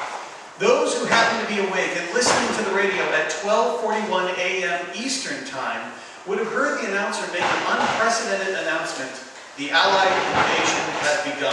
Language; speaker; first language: English; native; English